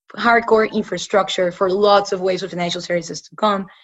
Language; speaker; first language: English; non-native, fluent; Spanish